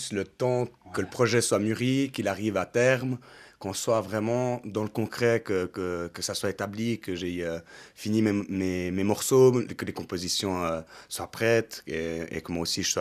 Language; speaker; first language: French; native; French